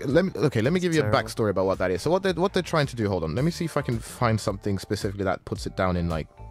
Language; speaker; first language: English; native; English